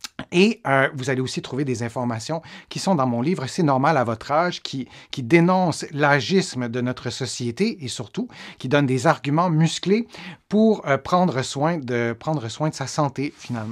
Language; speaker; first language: French; native; French